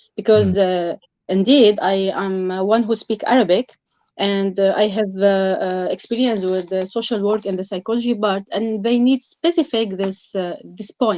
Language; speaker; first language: English; non-native, learner; Arabic